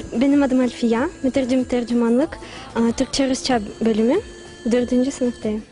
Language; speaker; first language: Turkish; non-native, fluent; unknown